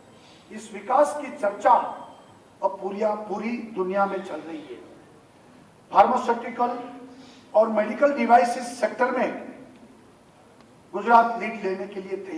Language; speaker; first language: Hindi; native; Hindi